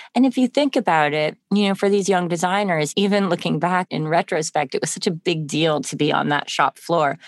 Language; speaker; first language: English; native; English